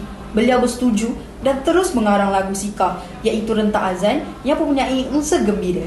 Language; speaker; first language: Malay; native; Malay